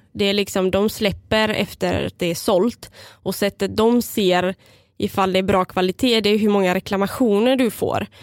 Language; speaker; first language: Swedish; early bilingual, other home language; Bulgarian